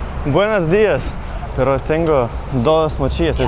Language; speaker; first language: Spanish; non-native, learner; Lithuanian